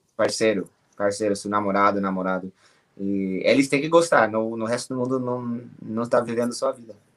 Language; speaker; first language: Portuguese; non-native, learner; English